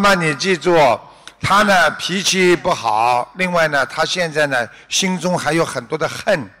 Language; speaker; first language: Chinese; native; Chinese